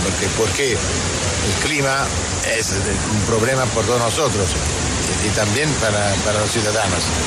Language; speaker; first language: Spanish; non-native, fluent; Italian